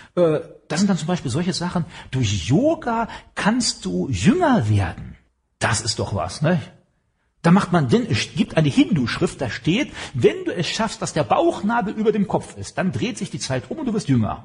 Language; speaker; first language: German; native; German